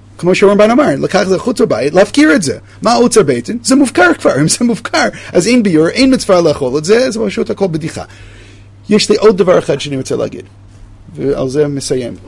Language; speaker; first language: Hebrew; non-native, fluent; English